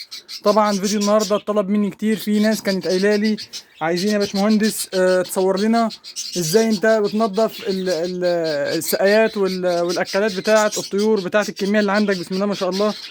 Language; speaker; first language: Arabic; native; Arabic